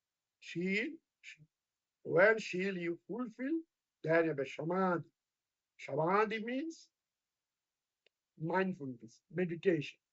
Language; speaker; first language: English; non-native, fluent; Bangla